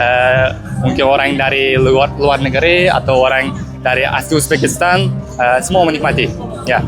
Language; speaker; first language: Indonesian; non-native, learner; Uzbek